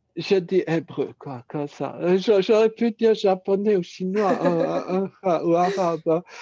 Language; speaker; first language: French; native; French